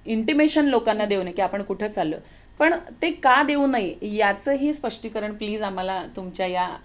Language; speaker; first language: Marathi; native; Marathi